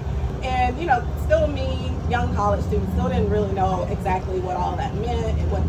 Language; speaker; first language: English; native; English